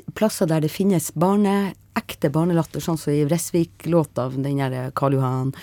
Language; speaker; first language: Norwegian; native; Norwegian